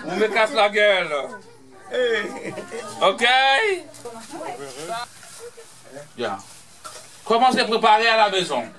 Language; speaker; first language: French; non-native, fluent; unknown